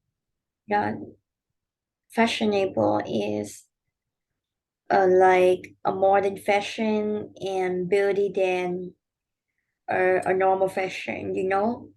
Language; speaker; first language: English; non-native, learner; Vietnamese